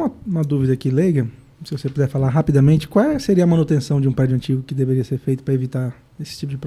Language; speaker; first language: Portuguese; native; Portuguese